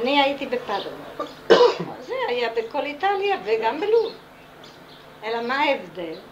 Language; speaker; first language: Hebrew; non-native, fluent; Italian